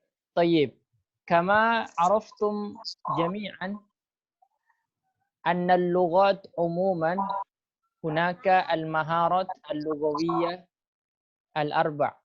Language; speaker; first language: Arabic; non-native, fluent; Indonesian